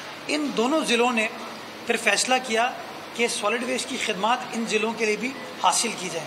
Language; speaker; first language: Urdu; native; Urdu